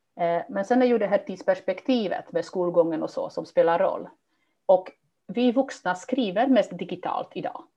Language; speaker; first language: Swedish; non-native, fluent; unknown